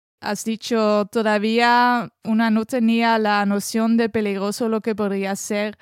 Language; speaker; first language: Spanish; non-native, fluent; French